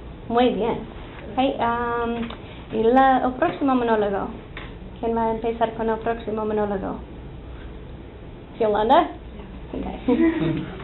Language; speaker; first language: Spanish; non-native, fluent; English